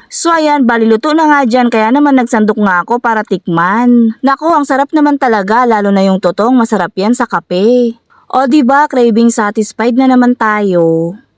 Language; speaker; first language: Filipino; non-native, local second language; Iloko